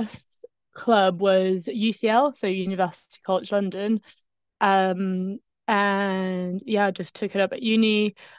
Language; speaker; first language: English; non-native, fluent; French